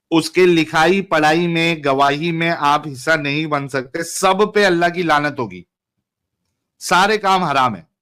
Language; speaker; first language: Hindi; native; Hindi